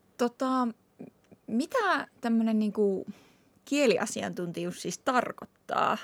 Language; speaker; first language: Finnish; native; Finnish